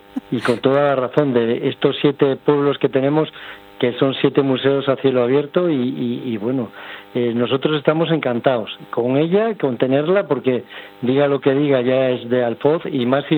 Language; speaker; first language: Spanish; native; Spanish